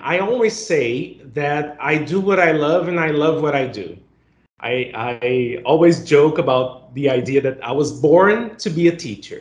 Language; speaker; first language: English; non-native, fluent; Portuguese